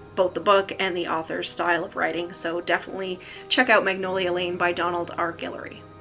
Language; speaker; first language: English; native; English